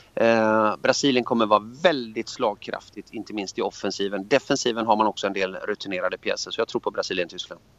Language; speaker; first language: Swedish; native; Swedish